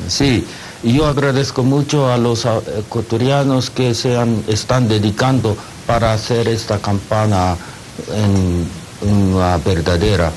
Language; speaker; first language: Spanish; non-native, learner; Japanese